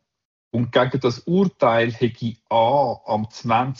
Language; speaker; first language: German; native; German